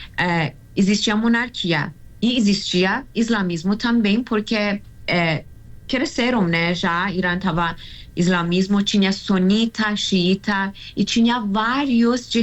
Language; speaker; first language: Portuguese; non-native, learner; Persian